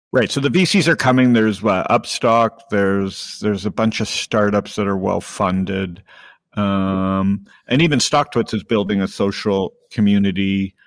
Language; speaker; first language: English; native; English